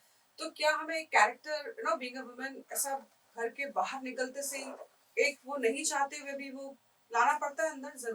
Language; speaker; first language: Hindi; native; Hindi